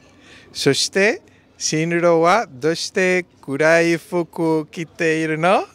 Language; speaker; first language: Japanese; non-native, learner; Spanish